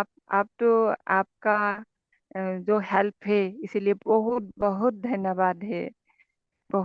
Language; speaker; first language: Hindi; non-native, local second language; Assamese